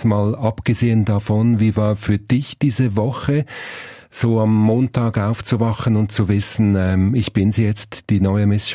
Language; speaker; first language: German; native; German